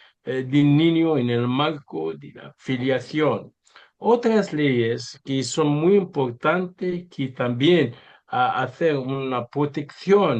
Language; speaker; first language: Spanish; non-native, learner; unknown